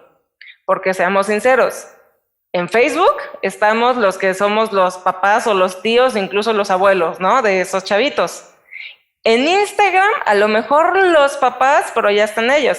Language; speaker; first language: Spanish; native; Spanish